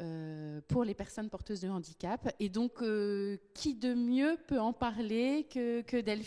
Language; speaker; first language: French; native; French